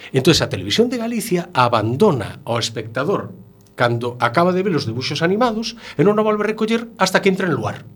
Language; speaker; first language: Galician; native; Galician